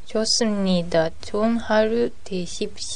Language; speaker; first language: Korean; non-native, learner; Japanese